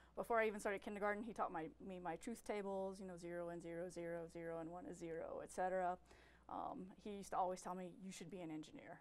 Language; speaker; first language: English; native; English